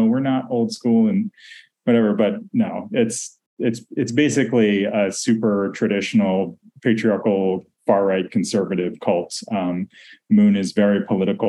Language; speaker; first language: English; native; English